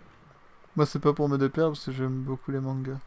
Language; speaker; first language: French; native; French